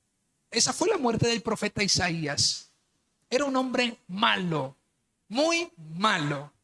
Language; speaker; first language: Spanish; native; Spanish